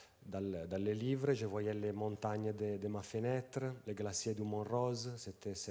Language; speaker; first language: French; non-native, fluent; Italian